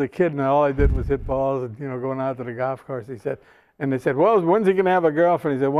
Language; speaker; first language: English; native; English